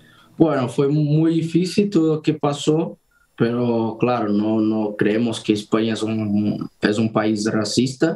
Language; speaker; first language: Spanish; non-native, fluent; Portuguese